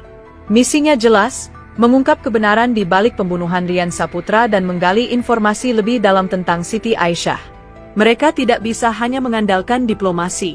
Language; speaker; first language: Indonesian; native; Indonesian